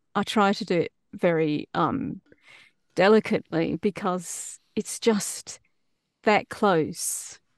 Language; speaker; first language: English; native; English